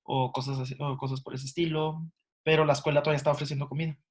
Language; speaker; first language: Spanish; early bilingual, heritage; Spanish